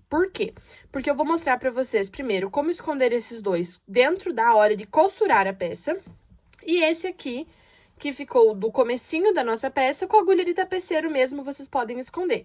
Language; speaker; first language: Portuguese; native; Portuguese